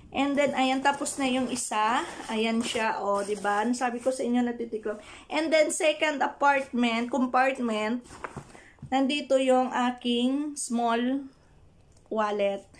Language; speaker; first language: Filipino; non-native, local second language; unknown